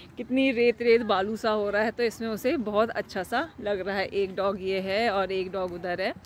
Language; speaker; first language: Hindi; native; Hindi